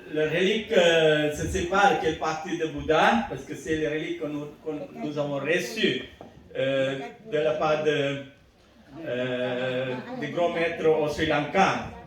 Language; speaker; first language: French; non-native, fluent; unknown